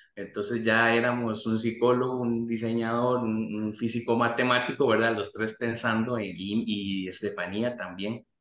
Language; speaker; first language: Spanish; native; Spanish